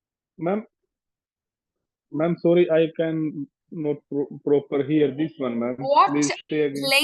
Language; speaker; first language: English; non-native, learner; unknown